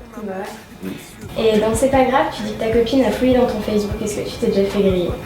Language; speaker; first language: French; native; French